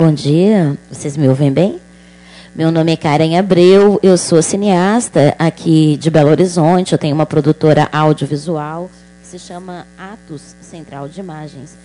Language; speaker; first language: Portuguese; non-native, local second language; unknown